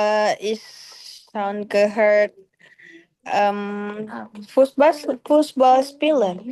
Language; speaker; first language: German; non-native, learner; Indonesian